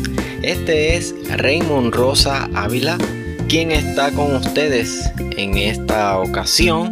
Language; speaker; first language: Spanish; native; Spanish